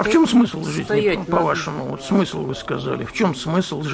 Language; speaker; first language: Russian; native; Russian